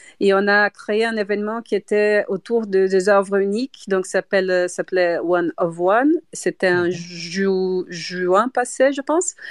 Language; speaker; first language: French; non-native, fluent; Portuguese